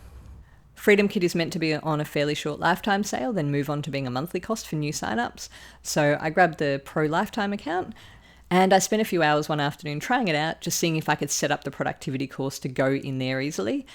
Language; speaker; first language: English; native; English